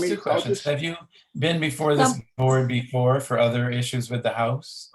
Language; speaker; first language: English; native; English